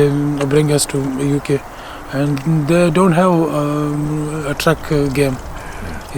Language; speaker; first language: English; non-native, learner; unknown